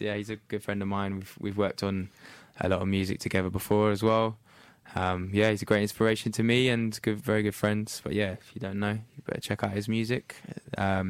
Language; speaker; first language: English; native; English